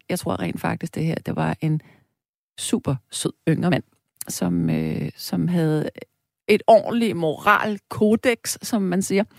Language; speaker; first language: Danish; native; Danish